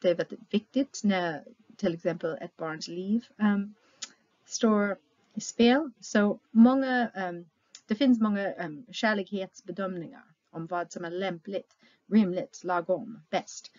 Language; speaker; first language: Swedish; non-native, fluent; English